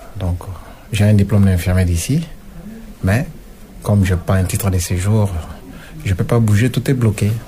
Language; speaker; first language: French; non-native, local second language; Lingala